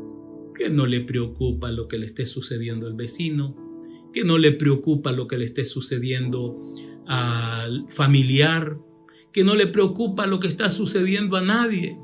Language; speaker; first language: Spanish; native; Spanish